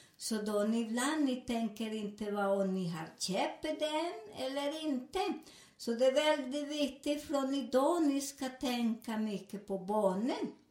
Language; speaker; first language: Swedish; non-native, learner; Spanish